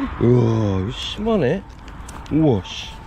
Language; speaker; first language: Korean; native; Korean